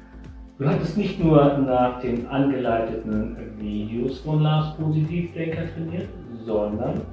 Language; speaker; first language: German; native; German